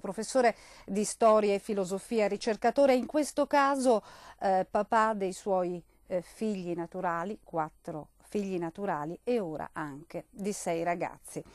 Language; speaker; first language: Italian; native; Italian